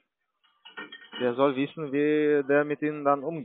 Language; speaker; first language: German; non-native, learner; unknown